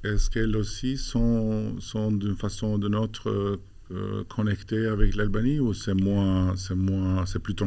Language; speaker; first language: French; non-native, fluent; Albanian